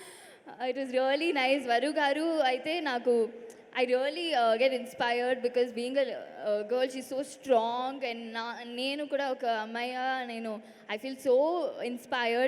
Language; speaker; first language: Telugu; non-native, local second language; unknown